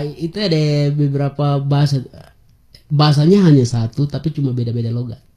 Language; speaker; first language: Indonesian; non-native, local second language; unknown